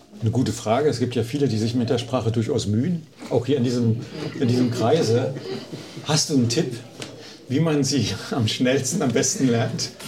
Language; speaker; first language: German; native; German